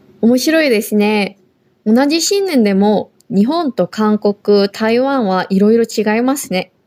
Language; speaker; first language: Japanese; non-native, fluent; Korean